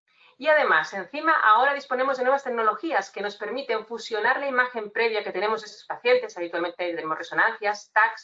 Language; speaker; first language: Spanish; native; Spanish